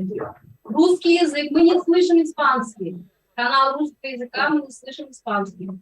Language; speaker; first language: Russian; non-native, local second language; Uzbek